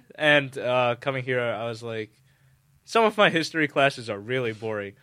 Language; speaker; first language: English; native; English